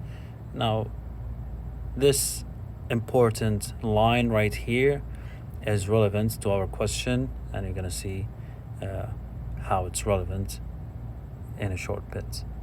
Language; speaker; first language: English; non-native, fluent; Arabic